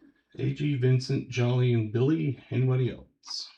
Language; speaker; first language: English; native; English